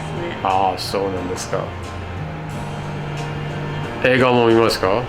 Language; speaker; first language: Japanese; non-native, learner; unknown